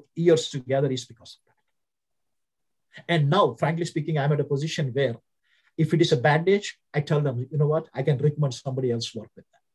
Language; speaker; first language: English; non-native, local second language; Telugu